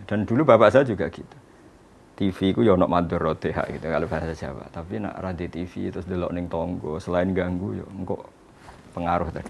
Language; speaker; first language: Indonesian; native; Indonesian